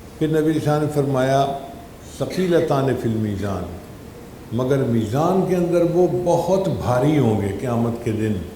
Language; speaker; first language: Urdu; non-native, local second language; Punjabi